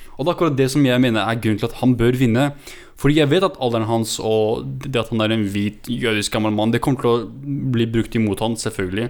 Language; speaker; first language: Norwegian; native; Norwegian